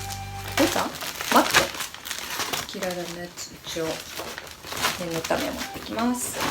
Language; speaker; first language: Japanese; native; Japanese